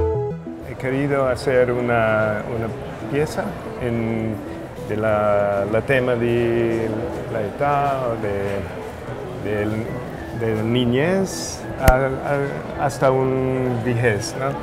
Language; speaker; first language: Spanish; non-native, learner; Italian